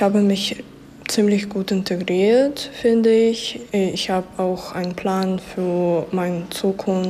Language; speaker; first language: German; early bilingual, other home language; Ukrainian